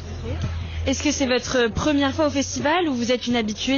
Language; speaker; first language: French; native; French